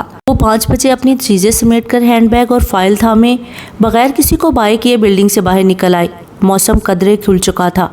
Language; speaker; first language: Urdu; native; Urdu